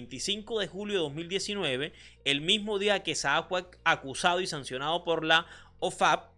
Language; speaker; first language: Spanish; native; Spanish